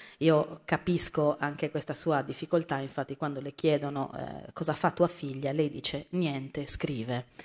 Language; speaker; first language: Italian; native; Italian